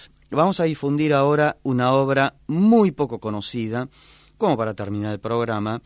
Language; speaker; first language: Spanish; native; Spanish